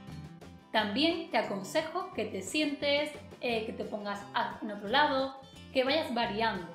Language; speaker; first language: Spanish; native; Spanish